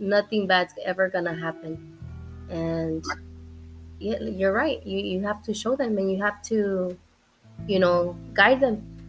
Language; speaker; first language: English; early bilingual, other home language; Spanish